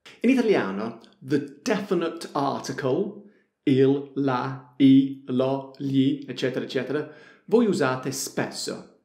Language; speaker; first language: Italian; non-native, fluent; English